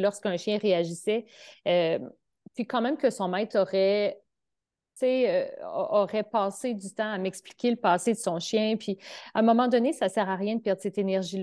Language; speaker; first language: French; native; French